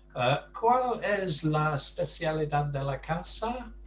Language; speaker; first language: Spanish; non-native, fluent; English